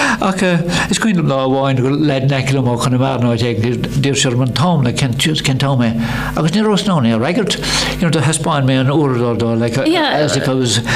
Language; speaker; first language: Irish; non-native, local second language; English